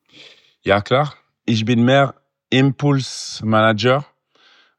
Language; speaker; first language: German; non-native, local second language; French